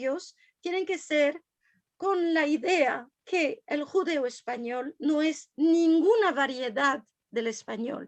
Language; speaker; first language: Spanish; non-native, fluent; French